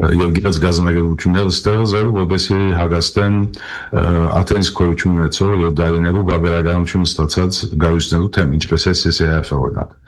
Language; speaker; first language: Armenian; early bilingual, heritage; Armenian